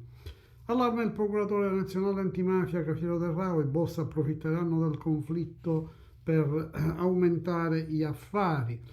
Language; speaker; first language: Italian; native; Italian